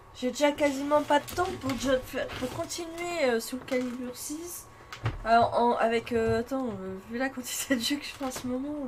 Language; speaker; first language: French; native; French